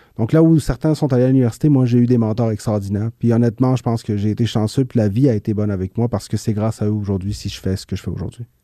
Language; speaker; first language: French; early bilingual, other home language; Spanish